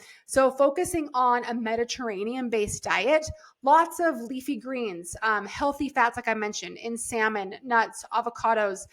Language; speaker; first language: English; native; English